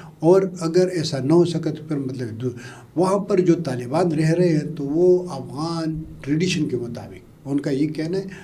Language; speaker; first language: Urdu; non-native, local second language; Pashto